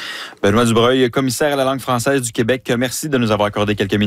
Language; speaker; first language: French; native; French